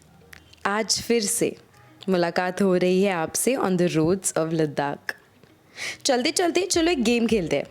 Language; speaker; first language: Hindi; native; Hindi